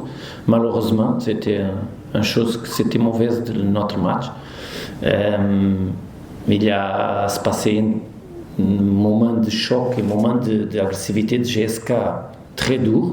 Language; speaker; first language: French; non-native, learner; Portuguese